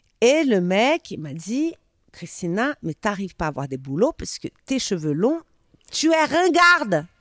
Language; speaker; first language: French; non-native, fluent; Portuguese